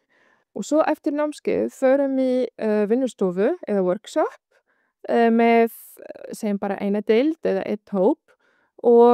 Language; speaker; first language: Icelandic; non-native, fluent; Arabic